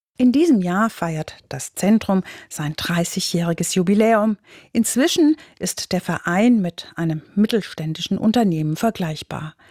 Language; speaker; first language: German; native; German